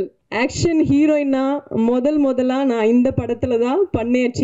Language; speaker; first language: Tamil; non-native, learner; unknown